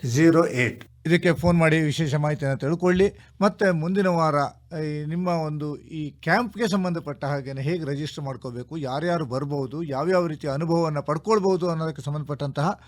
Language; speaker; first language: Kannada; native; Kannada